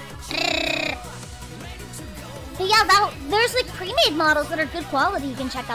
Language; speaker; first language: English; native; English